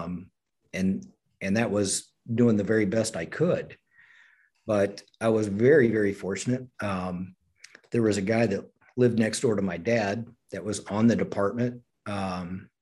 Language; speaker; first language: English; native; English